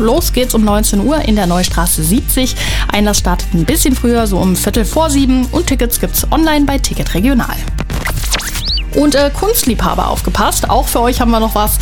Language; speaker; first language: German; native; German